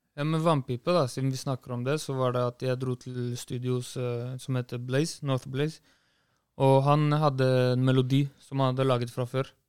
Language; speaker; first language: Norwegian; early bilingual, other home language; Kurdish